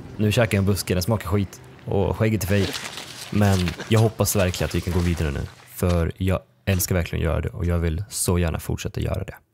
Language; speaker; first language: Swedish; early bilingual, other home language; Russian